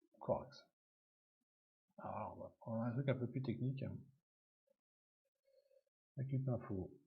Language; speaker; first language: French; native; French